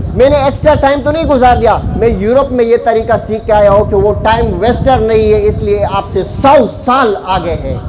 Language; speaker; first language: Urdu; non-native, local second language; Pashto